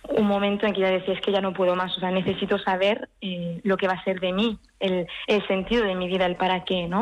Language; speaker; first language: Spanish; early bilingual, heritage; French